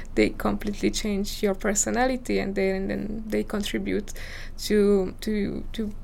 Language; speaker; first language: English; non-native, fluent; Slovak